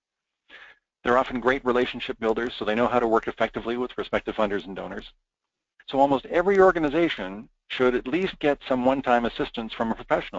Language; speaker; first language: English; native; English